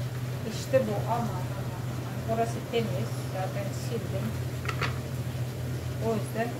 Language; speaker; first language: Turkish; non-native, learner; Russian